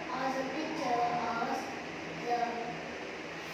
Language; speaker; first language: English; non-native, learner; Vietnamese